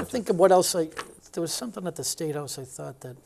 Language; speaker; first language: English; native; English